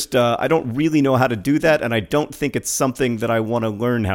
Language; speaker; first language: English; native; English